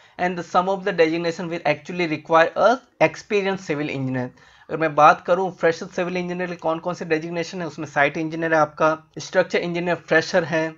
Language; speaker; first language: Hindi; native; Hindi